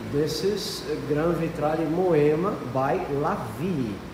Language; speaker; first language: English; non-native, fluent; Portuguese